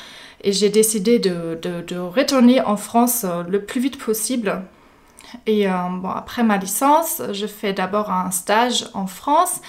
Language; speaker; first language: French; non-native, fluent; German